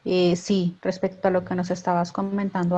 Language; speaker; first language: Spanish; native; Spanish